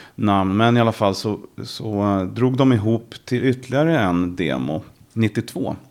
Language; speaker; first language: Swedish; native; Swedish